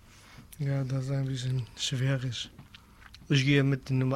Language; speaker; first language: German; non-native, learner; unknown